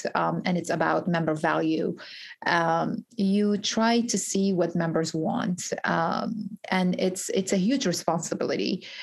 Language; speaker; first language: English; early bilingual, other home language; Kurdish